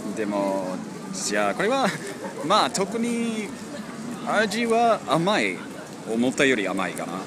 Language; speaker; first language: Japanese; non-native, fluent; English